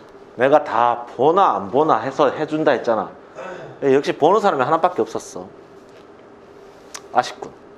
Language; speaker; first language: Korean; native; Korean